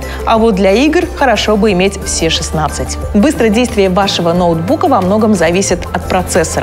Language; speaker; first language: Russian; native; Russian